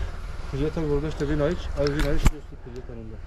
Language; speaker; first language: Romanian; non-native, learner; Turkish